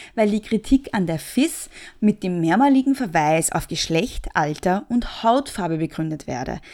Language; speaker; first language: German; native; German